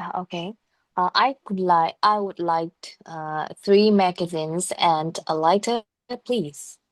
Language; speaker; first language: English; non-native, learner; Vietnamese